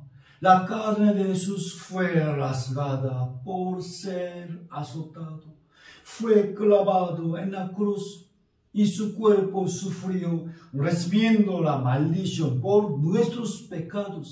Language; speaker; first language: Spanish; non-native, fluent; Korean